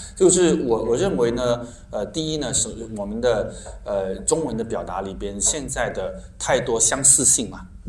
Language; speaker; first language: Chinese; native; Chinese